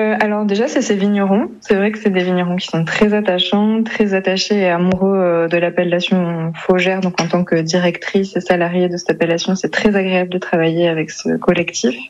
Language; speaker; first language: French; native; French